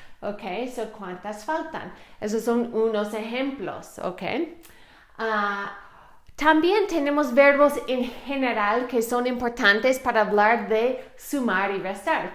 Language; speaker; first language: Spanish; non-native, fluent; English